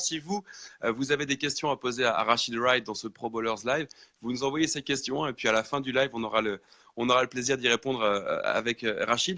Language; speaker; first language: French; native; French